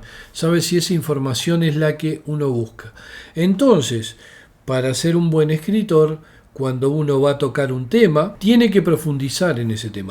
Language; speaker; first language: Spanish; native; Spanish